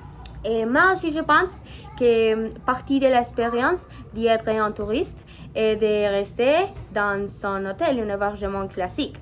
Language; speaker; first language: French; non-native, learner; Spanish